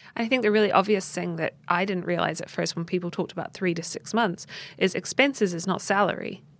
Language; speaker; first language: English; native; English